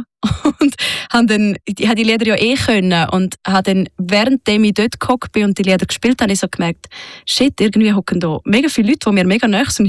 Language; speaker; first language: German; native; German